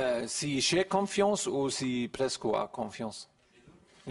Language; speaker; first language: French; non-native, learner; German